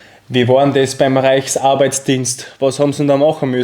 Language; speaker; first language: German; native; German